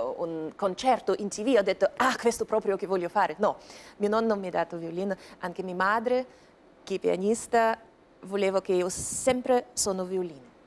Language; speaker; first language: Italian; non-native, fluent; Russian